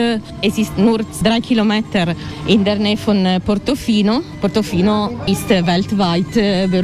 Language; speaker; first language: German; non-native, fluent; Italian